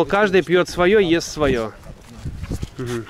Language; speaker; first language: Russian; native; Russian